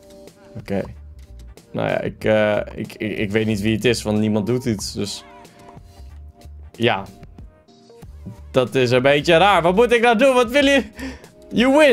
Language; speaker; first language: Dutch; native; Dutch